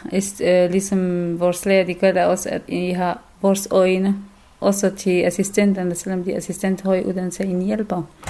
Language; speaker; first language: Danish; non-native, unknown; Kurdish